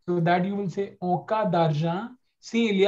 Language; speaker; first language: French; non-native, learner; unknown